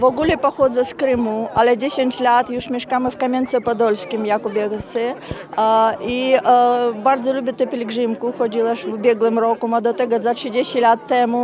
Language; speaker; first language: Polish; non-native, learner; Russian